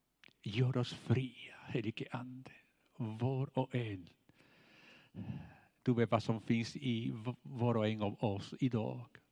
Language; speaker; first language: Swedish; non-native, fluent; Spanish